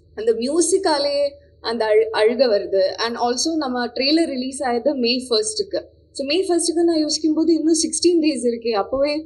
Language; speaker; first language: Tamil; non-native, fluent; Malayalam